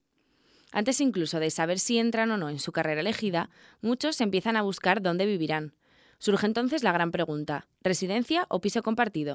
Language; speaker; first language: Spanish; native; Spanish